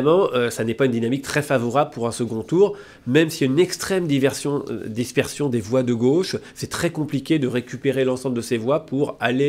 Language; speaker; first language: French; native; French